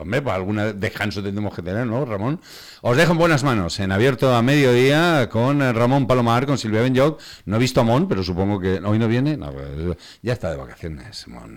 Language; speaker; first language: Spanish; native; Spanish